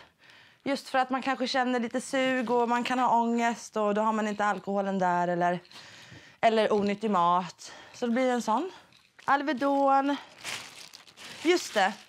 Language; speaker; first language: Swedish; native; Swedish